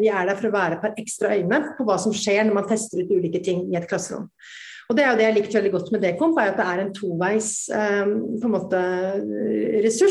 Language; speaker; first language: Norwegian; native; Norwegian